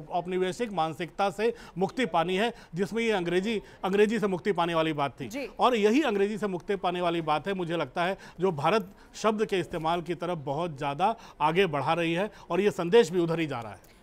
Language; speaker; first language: Hindi; native; Hindi